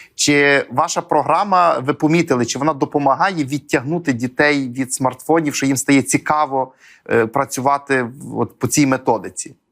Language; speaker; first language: Ukrainian; native; Ukrainian